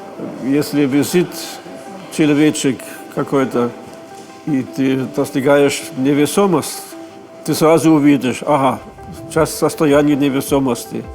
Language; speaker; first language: Russian; non-native, fluent; German